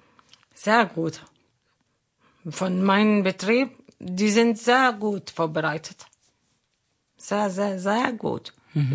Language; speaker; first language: German; non-native, learner; Arabic